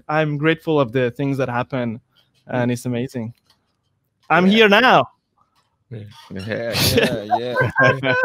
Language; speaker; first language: English; non-native, fluent; Persian